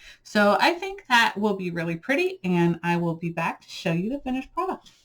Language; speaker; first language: English; native; English